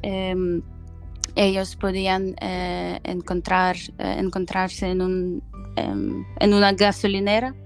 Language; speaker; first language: Spanish; non-native, fluent; Ukrainian